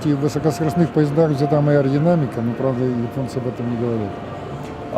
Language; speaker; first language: Russian; native; Russian